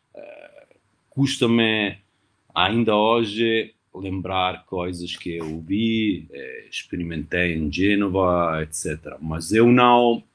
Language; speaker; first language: Portuguese; non-native, fluent; Italian